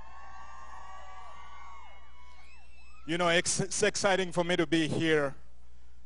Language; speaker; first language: English; non-native, local second language; Ganda